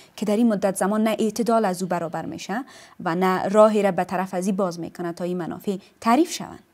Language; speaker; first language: Persian; native; Persian